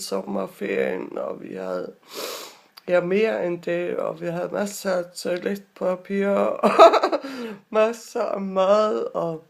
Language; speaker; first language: Danish; non-native, local second language; Faroese